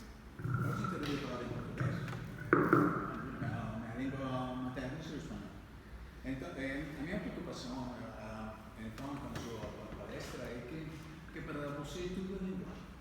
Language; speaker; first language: Portuguese; non-native, fluent; Spanish